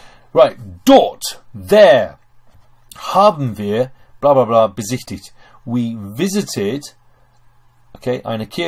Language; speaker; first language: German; non-native, fluent; English